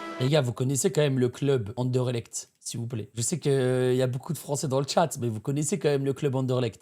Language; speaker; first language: French; native; French